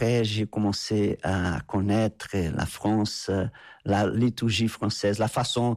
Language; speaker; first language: French; non-native, fluent; Portuguese